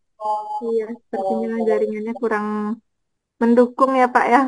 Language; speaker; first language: Indonesian; native; Indonesian